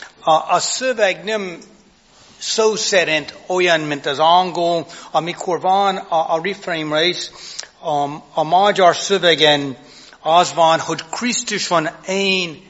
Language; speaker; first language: Hungarian; non-native, fluent; English